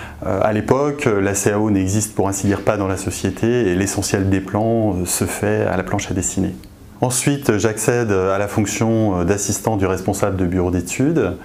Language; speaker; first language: French; native; French